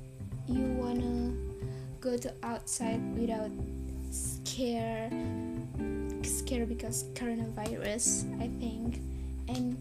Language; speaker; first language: English; non-native, learner; Indonesian